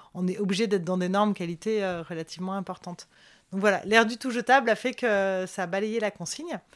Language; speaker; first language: French; native; French